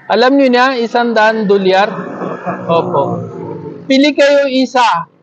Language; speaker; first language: Filipino; non-native, learner; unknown